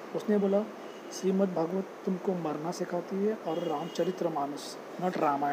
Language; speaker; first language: Hindi; non-native, local second language; Marathi